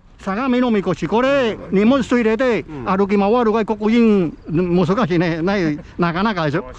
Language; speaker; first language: Japanese; non-native, fluent; Spanish